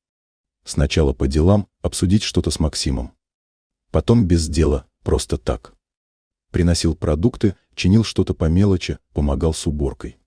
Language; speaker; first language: Russian; native; Russian